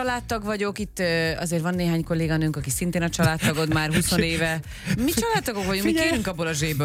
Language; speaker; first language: Hungarian; native; Hungarian